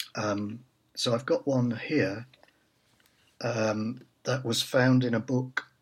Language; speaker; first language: English; native; English